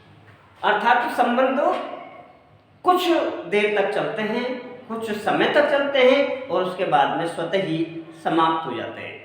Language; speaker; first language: Hindi; native; Hindi